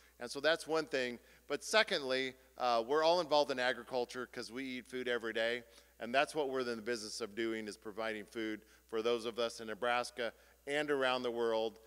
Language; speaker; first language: English; native; English